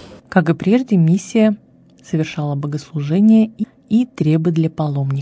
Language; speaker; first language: Russian; native; Russian